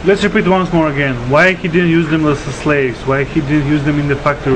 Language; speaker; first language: English; non-native, learner; Macedonian